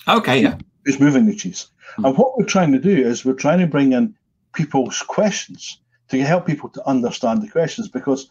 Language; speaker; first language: English; native; English